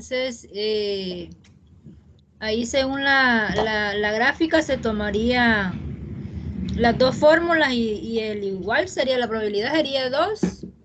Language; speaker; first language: Spanish; native; Spanish